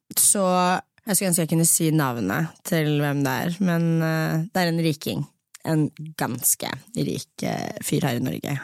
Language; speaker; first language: Norwegian; early bilingual, other home language; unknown